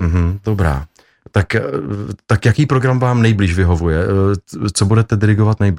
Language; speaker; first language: Czech; native; Czech